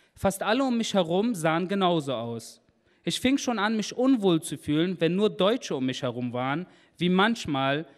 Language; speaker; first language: German; native; German